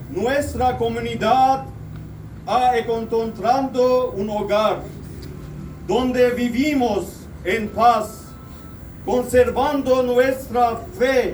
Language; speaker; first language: Spanish; non-native, fluent; Armenian